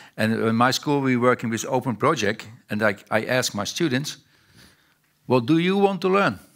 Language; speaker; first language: English; non-native, fluent; Dutch